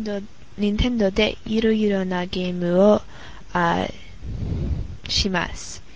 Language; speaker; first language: Japanese; non-native, learner; English